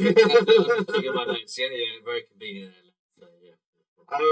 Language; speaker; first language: English; native; English